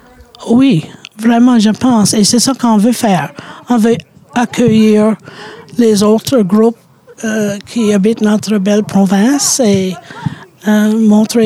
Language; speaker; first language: French; native; French